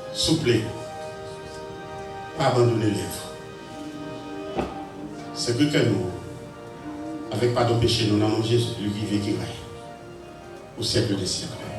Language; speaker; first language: French; non-native, local second language; Haitian Creole